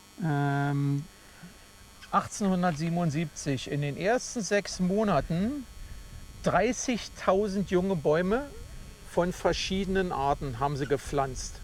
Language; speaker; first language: German; native; German